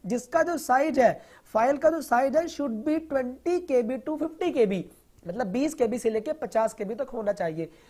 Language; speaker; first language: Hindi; non-native, local second language; Punjabi